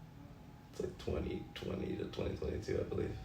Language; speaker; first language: English; native; English